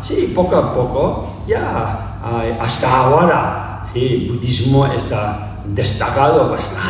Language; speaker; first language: Spanish; non-native, learner; Tibetan